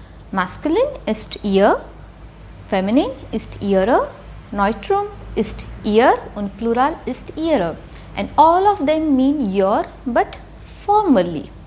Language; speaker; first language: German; non-native, fluent; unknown